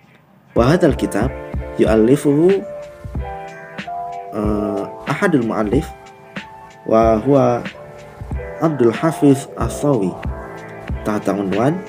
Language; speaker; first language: Arabic; non-native, learner; Indonesian